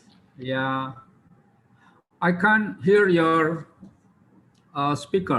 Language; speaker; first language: English; non-native, learner; Indonesian